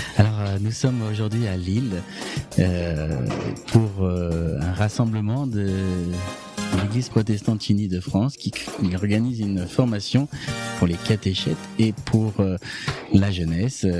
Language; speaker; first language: French; native; French